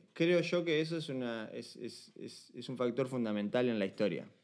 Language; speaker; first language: Spanish; native; Spanish